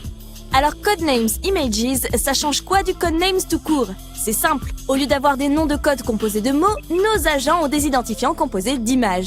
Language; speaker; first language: French; native; French